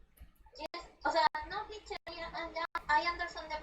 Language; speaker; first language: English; non-native, learner; Spanish